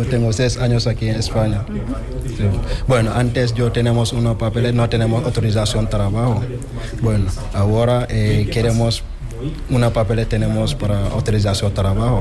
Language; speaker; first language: Spanish; non-native, learner; Wolof